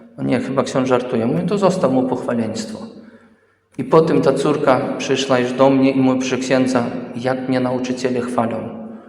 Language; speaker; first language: Polish; early bilingual, heritage; Polish